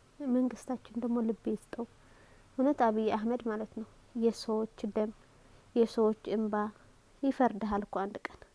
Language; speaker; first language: Amharic; non-native, local second language; Tigrinya